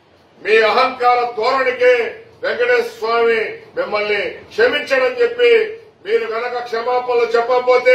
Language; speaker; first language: Telugu; native; Telugu